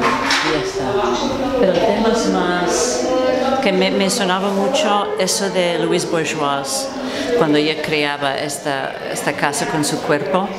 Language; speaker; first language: Spanish; non-native, fluent; English